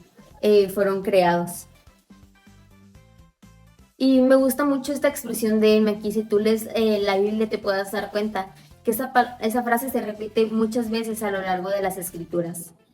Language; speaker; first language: Spanish; native; Spanish